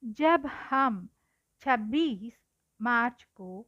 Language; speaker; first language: Hindi; non-native, local second language; Telugu